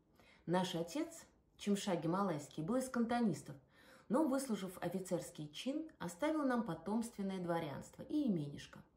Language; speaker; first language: Russian; native; Russian